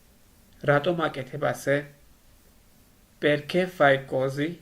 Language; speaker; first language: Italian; non-native, learner; Georgian